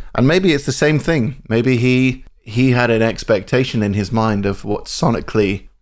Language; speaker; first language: English; native; English